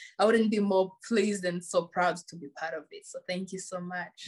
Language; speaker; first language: English; non-native, local second language; Kinyarwanda